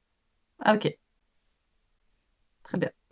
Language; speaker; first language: French; native; French